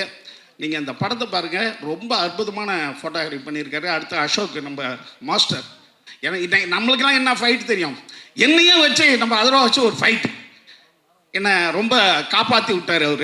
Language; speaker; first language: Tamil; native; Tamil